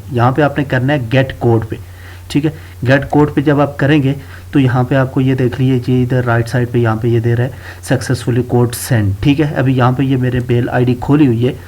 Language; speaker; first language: Urdu; non-native, local second language; Punjabi